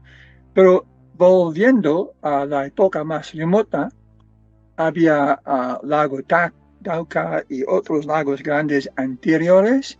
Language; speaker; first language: Spanish; non-native, fluent; English